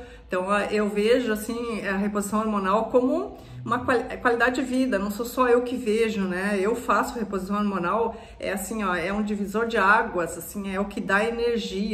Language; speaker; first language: Portuguese; native; Portuguese